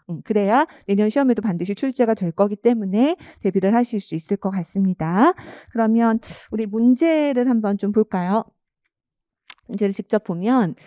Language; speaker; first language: Korean; native; Korean